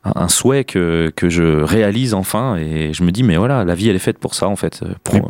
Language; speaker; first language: French; native; French